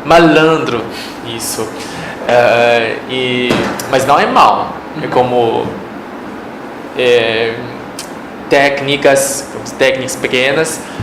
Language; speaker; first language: Portuguese; non-native, fluent; Chinese